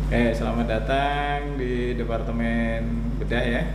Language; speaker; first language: Indonesian; native; Indonesian